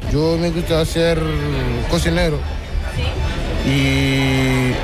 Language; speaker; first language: Spanish; non-native, learner; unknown